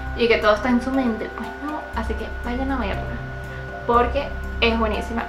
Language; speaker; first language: Spanish; native; Spanish